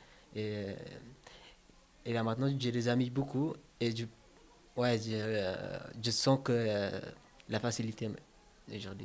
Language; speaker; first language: French; non-native, learner; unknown